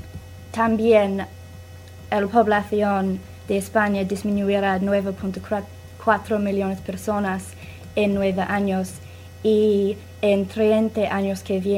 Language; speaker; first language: Spanish; non-native, learner; English